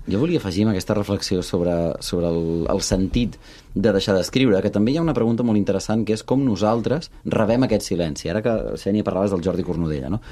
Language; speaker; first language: Catalan; early bilingual, other home language; Russian